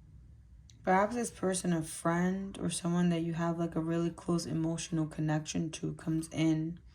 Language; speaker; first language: English; native; English